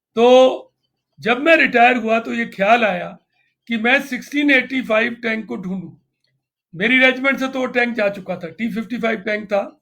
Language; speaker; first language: Hindi; non-native, local second language; Punjabi